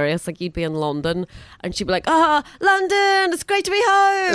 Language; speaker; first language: English; native; English